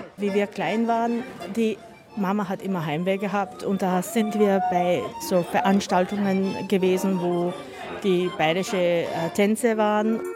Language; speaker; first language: German; early bilingual, heritage; German